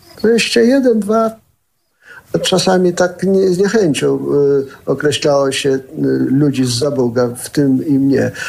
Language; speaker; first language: Polish; early bilingual, heritage; Polish